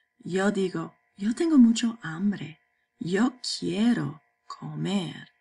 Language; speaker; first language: Spanish; non-native, fluent; English